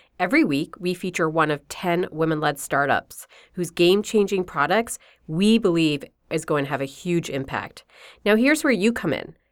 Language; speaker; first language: English; native; English